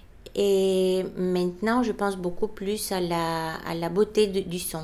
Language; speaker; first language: French; non-native, fluent; Bulgarian